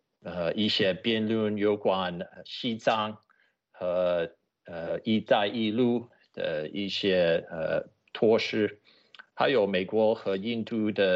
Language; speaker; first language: Chinese; non-native, fluent; English